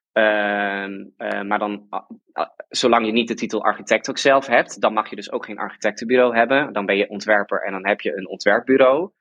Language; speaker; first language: Dutch; native; Dutch